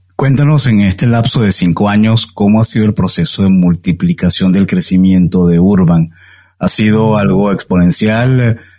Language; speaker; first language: Spanish; native; Spanish